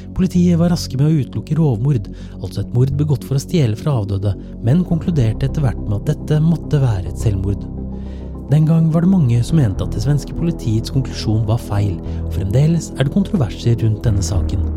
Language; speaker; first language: Norwegian; native; Norwegian